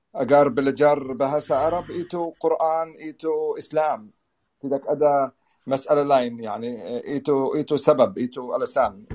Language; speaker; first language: Indonesian; non-native, learner; Arabic